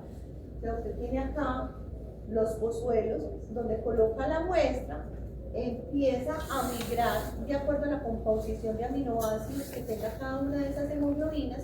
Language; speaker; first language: Spanish; native; Spanish